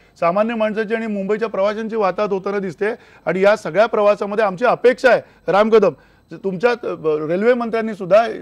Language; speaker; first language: Marathi; native; Marathi